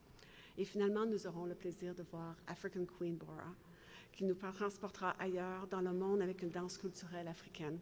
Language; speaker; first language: French; native; French